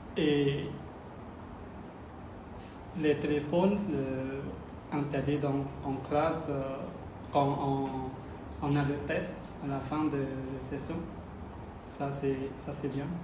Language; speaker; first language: French; non-native, learner; Khmer